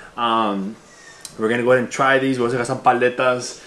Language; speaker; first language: English; early bilingual, other home language; Spanish